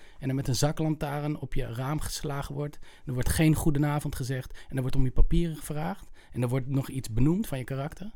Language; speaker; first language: Dutch; native; Dutch